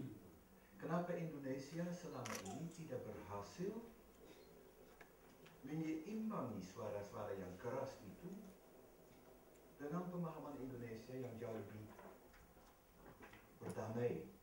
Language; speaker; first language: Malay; non-native, fluent; Dutch